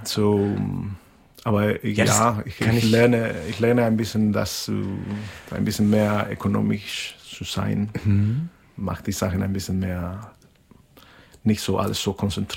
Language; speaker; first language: German; non-native, fluent; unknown